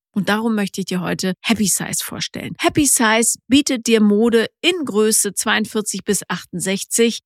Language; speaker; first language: German; native; German